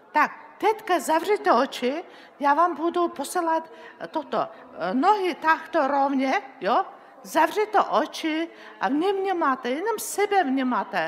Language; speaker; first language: Czech; non-native, learner; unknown